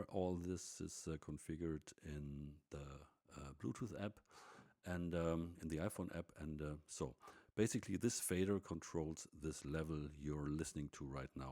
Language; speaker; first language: English; non-native, fluent; German